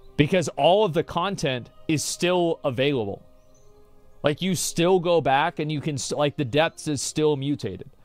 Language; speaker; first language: English; native; English